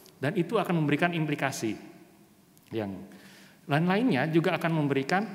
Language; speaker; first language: Indonesian; native; Indonesian